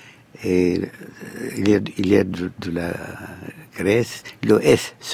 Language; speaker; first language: French; non-native, fluent; Arabic